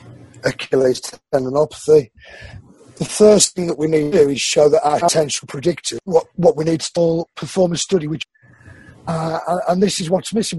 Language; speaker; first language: English; native; English